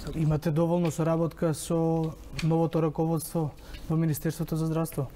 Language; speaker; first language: Macedonian; native; Macedonian